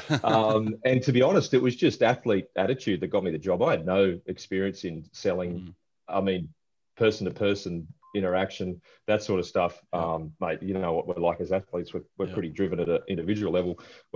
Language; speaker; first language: English; native; English